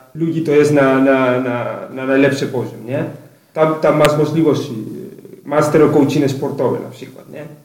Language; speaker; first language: Polish; non-native, learner; Spanish